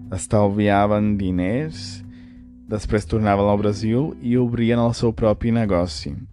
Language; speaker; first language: Catalan; non-native, fluent; Portuguese